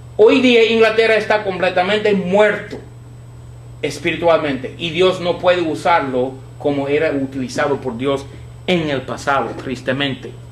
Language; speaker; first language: Spanish; non-native, fluent; English